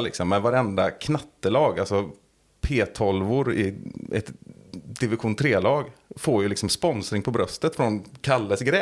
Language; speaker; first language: Swedish; native; Swedish